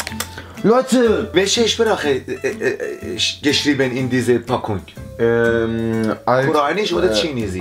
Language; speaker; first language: German; non-native, learner; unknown